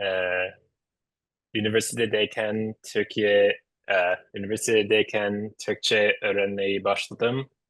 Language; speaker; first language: Turkish; non-native, learner; English